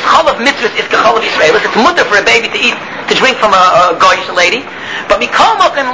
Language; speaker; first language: English; native; English